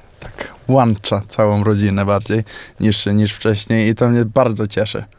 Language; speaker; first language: Polish; early bilingual, heritage; Polish